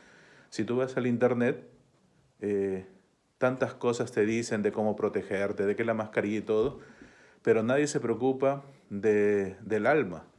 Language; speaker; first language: Spanish; native; Spanish